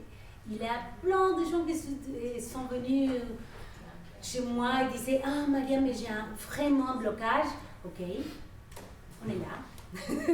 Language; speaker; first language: French; non-native, fluent; Spanish